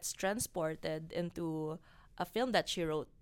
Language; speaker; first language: English; non-native, local second language; Filipino